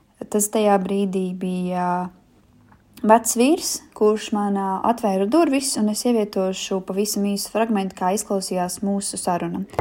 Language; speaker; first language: Latvian; native; Latvian